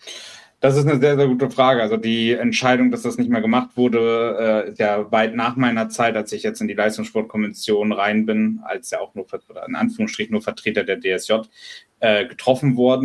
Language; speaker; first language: German; native; German